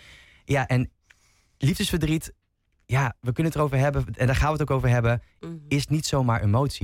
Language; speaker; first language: Dutch; native; Dutch